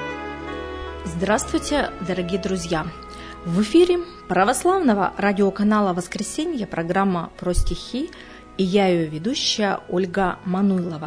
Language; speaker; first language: Russian; native; Russian